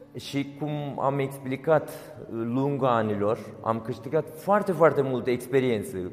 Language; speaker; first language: Romanian; non-native, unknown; Turkish